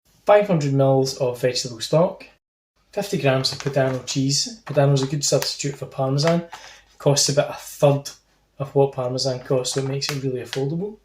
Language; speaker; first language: English; native; English